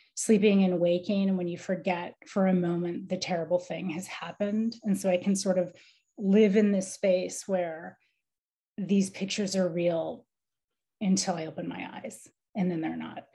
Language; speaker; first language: English; native; English